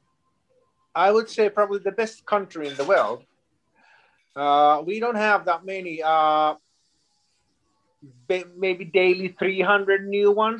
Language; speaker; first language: English; non-native, fluent; Swedish